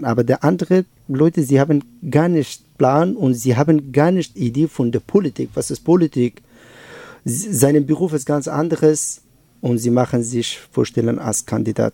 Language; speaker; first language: German; non-native, learner; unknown